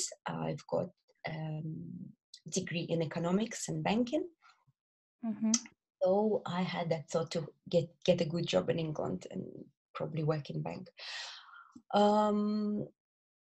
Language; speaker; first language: English; non-native, fluent; Russian